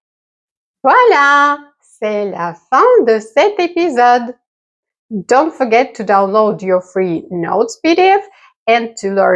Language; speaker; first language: French; native; French